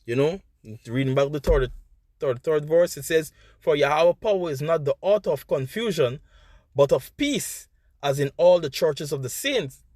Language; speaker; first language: English; native; English